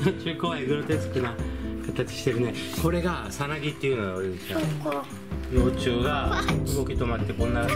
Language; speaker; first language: Japanese; native; Japanese